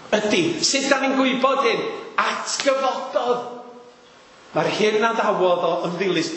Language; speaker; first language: Welsh; native; Welsh